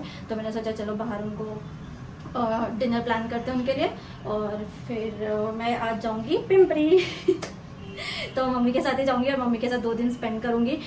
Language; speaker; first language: Hindi; native; Hindi